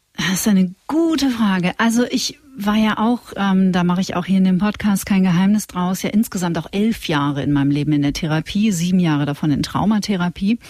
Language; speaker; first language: German; native; German